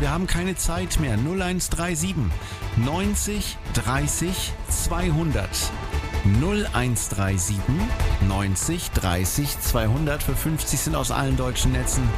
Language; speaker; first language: German; native; German